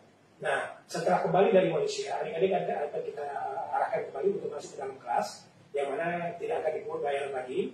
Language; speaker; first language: Indonesian; native; Indonesian